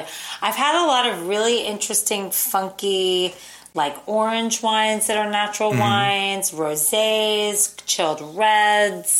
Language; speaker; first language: English; native; English